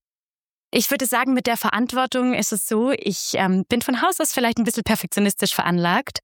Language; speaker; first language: German; native; German